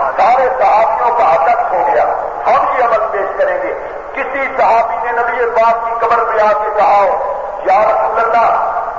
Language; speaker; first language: Urdu; non-native, local second language; Punjabi